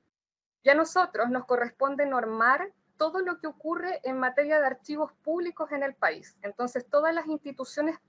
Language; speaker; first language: Spanish; native; Spanish